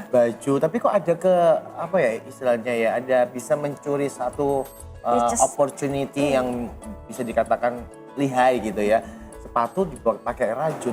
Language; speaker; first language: Indonesian; native; Indonesian